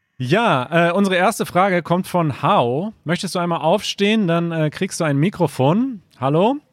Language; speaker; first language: German; native; German